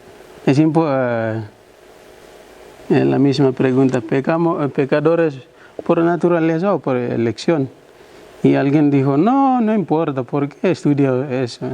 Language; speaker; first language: Spanish; non-native, learner; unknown